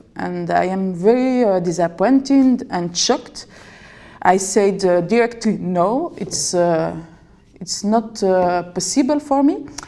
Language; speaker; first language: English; non-native, learner; French